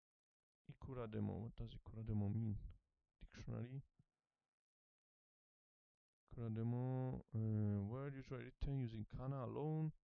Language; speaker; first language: Japanese; non-native, learner; English